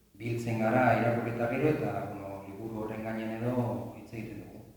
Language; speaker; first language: Basque; non-native, local second language; Spanish